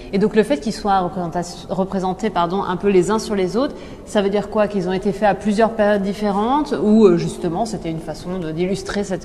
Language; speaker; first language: French; native; French